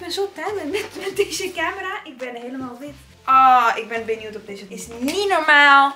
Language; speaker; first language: Dutch; non-native, learner; Italian